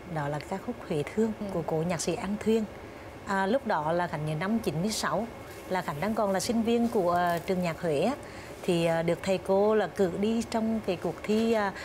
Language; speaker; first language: Vietnamese; native; Vietnamese